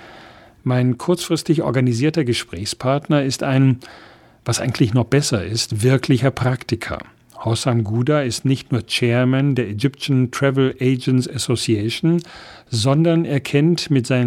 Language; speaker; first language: German; native; German